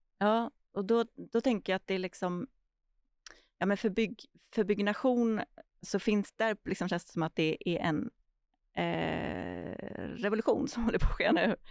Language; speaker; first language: Swedish; native; Swedish